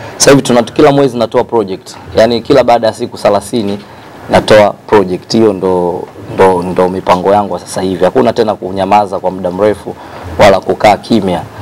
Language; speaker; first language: Swahili; native; Swahili